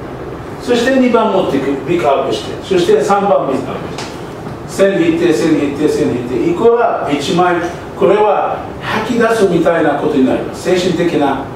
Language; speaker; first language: Japanese; non-native, learner; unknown